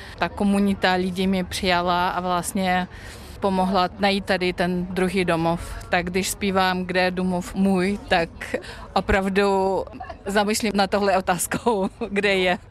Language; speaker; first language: Czech; non-native, fluent; Russian